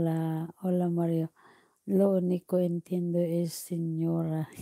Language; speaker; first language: Spanish; non-native, learner; Filipino